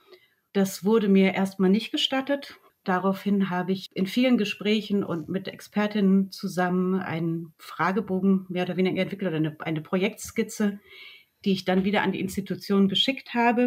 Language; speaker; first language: German; native; German